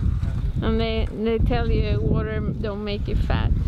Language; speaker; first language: English; non-native, fluent; Swedish